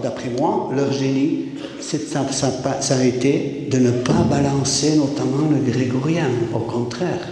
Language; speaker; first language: French; native; French